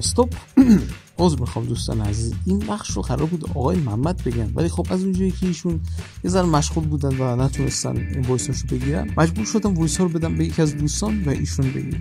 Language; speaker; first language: Persian; native; Persian